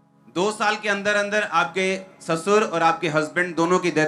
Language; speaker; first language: Hindi; native; Hindi